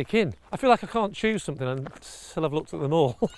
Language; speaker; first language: English; native; English